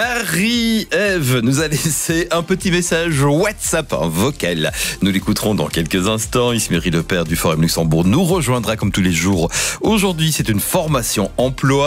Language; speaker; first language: French; native; French